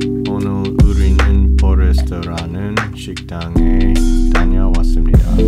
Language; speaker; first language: Korean; non-native, learner; English